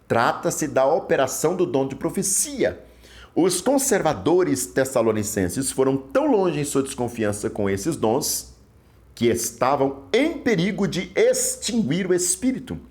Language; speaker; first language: Portuguese; native; Portuguese